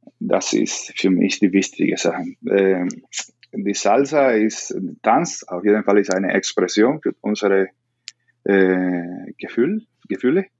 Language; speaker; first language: German; non-native, learner; Spanish